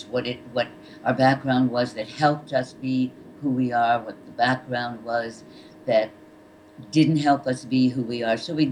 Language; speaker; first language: English; native; English